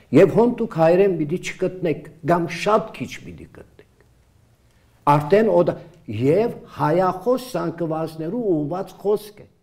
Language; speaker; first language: Armenian; early bilingual, heritage; Armenian